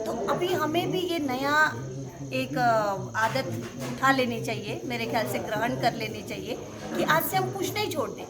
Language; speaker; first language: Hindi; non-native, local second language; Nepali